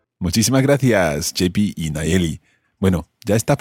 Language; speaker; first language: Spanish; non-native, fluent; English